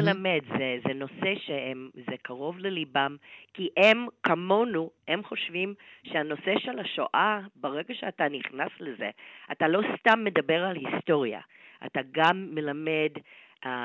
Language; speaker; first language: Hebrew; non-native, fluent; English